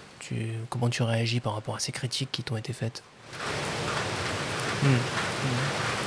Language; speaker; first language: French; native; French